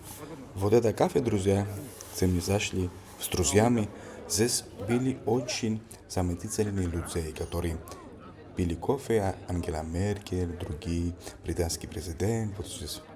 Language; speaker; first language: Russian; non-native, learner; Georgian